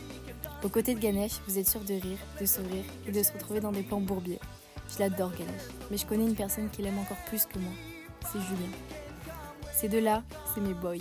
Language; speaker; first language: French; native; French